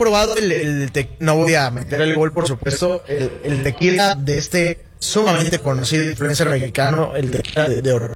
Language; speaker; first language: Spanish; native; Spanish